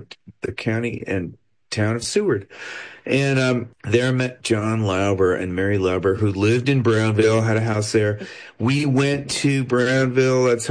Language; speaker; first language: English; native; English